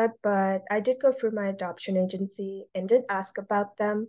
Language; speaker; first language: English; early bilingual, other home language; Russian